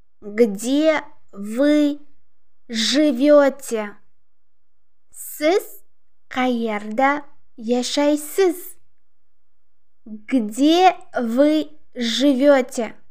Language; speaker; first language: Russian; non-native, local second language; Uzbek